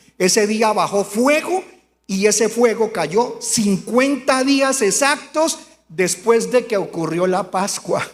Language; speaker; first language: Spanish; native; Spanish